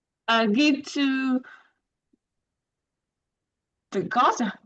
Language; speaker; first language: English; non-native, learner; Vietnamese